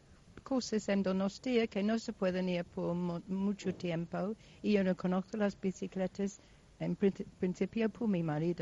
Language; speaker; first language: Spanish; non-native, local second language; Basque